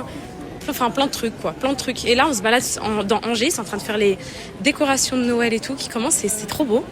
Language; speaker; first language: French; native; French